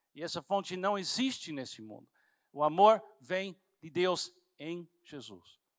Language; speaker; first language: Portuguese; non-native, fluent; English